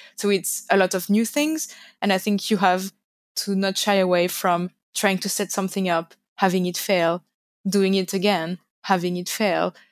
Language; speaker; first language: English; non-native, fluent; French